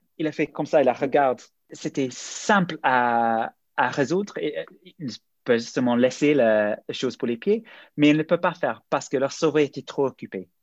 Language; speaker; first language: French; non-native, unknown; English